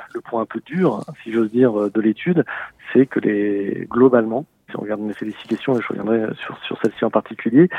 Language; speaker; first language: French; native; French